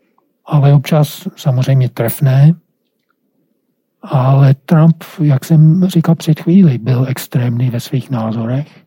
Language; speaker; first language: Czech; non-native, fluent; English